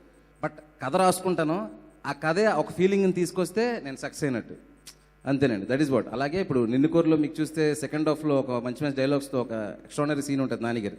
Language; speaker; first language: Telugu; native; Telugu